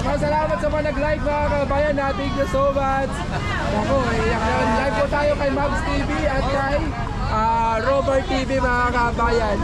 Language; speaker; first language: Filipino; non-native, local second language; Surigaonon